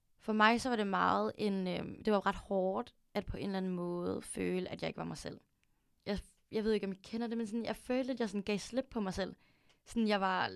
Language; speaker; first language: Danish; early bilingual, other home language; Filipino